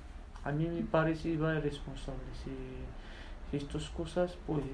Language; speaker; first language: Spanish; non-native, learner; Berber languages